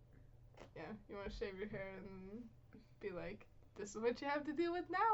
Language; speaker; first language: English; native; English